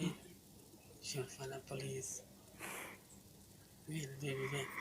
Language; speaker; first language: Arabic; non-native, learner; Oromo